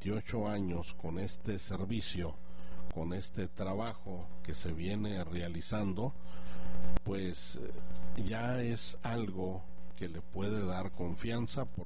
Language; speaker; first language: Spanish; native; Spanish